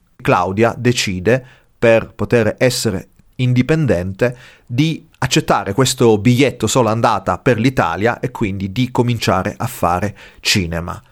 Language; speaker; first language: Italian; native; Italian